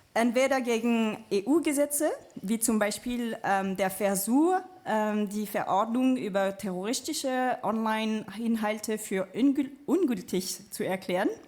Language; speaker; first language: German; non-native, fluent; French